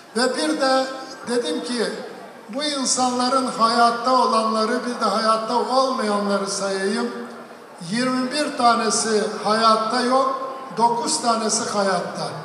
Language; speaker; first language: Turkish; native; Turkish